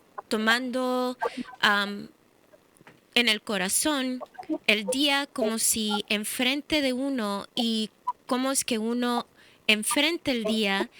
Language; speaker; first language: Spanish; early bilingual, heritage; English